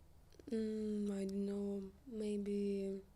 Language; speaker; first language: English; non-native, learner; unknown